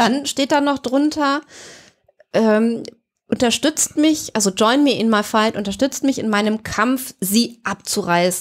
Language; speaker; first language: German; native; German